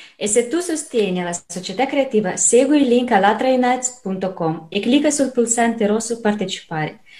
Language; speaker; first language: Italian; non-native, fluent; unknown